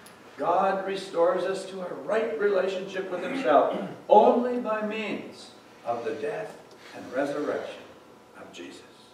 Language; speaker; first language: English; native; English